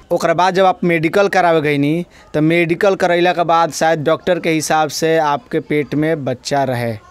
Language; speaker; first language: Hindi; native; Hindi